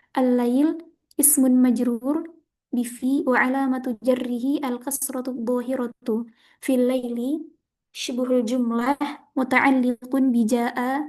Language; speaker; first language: Arabic; non-native, learner; Indonesian